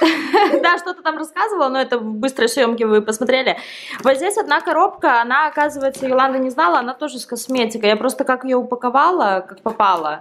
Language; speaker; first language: Russian; native; Russian